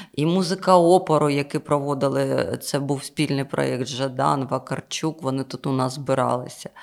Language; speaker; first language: Ukrainian; non-native, local second language; Russian